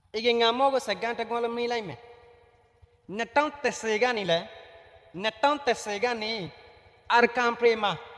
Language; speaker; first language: Burmese; native; Burmese